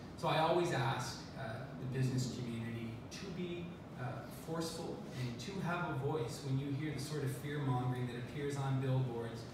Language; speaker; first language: English; native; English